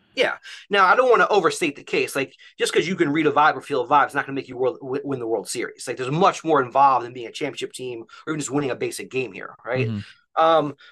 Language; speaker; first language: English; native; English